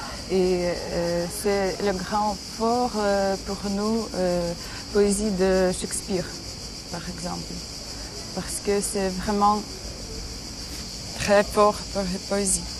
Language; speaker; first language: French; non-native, learner; Ukrainian